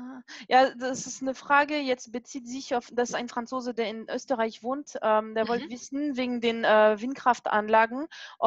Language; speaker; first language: German; non-native, fluent; French